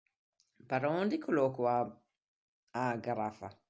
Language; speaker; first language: Portuguese; non-native, fluent; German